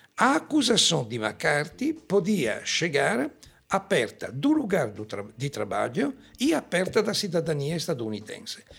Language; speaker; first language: Portuguese; non-native, fluent; Italian